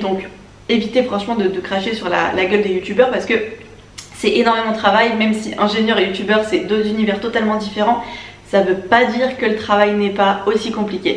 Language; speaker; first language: French; native; French